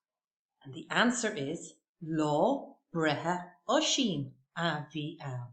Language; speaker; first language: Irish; non-native, local second language; English